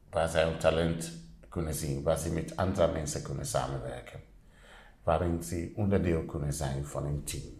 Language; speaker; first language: Dutch; non-native, fluent; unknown